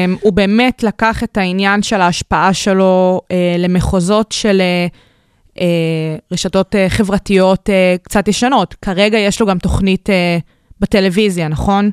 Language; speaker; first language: Hebrew; native; Hebrew